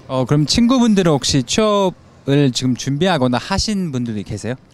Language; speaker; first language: Korean; native; Korean